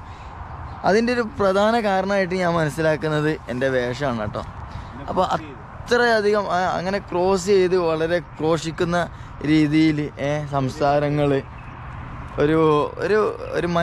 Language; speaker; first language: Malayalam; native; Malayalam